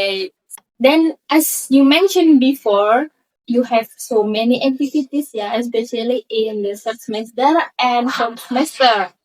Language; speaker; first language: English; non-native, learner; Indonesian